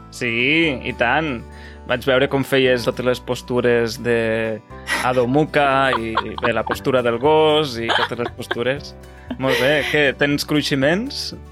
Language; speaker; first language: Catalan; native; Catalan